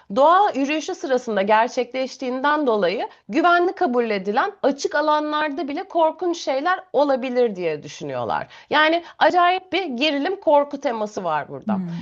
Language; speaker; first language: Turkish; native; Turkish